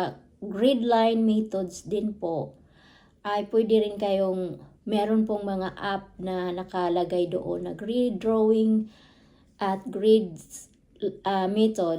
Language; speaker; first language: Filipino; non-native, local second language; Cebuano